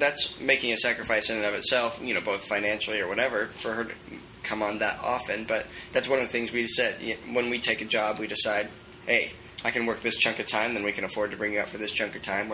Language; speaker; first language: English; native; English